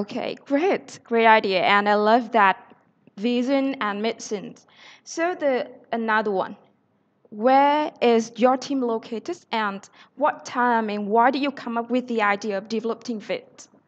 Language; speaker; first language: English; non-native, fluent; Vietnamese